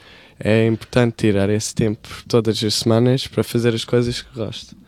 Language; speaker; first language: Portuguese; early bilingual, heritage; English